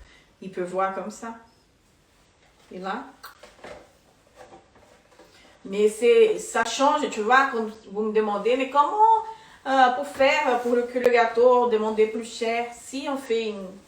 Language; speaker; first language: French; non-native, fluent; Portuguese